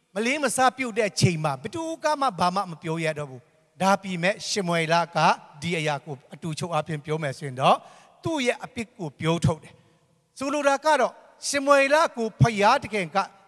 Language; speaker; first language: Burmese; non-native, local second language; Tedim Chin